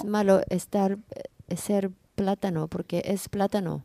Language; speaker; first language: Spanish; non-native, learner; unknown